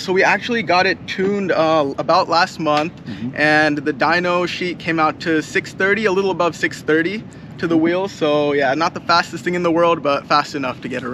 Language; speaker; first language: English; native; English